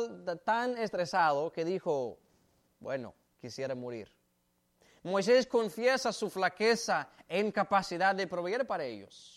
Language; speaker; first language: Spanish; native; Spanish